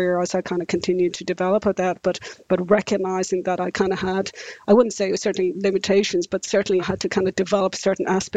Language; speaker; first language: English; native; English